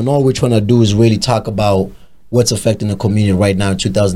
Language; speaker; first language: English; non-native, local second language; Zulu